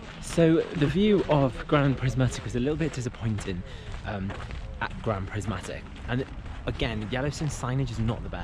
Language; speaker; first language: English; native; English